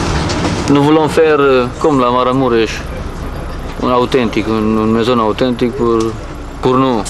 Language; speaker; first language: French; non-native, learner; Romanian